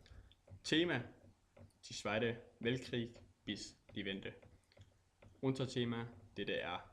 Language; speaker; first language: German; non-native, learner; Danish